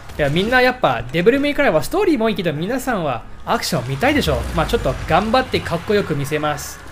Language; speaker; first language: Japanese; non-native, fluent; English